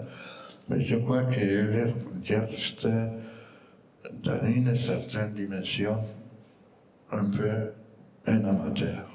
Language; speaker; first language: French; non-native, fluent; Spanish